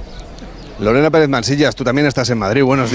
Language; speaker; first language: Spanish; native; Spanish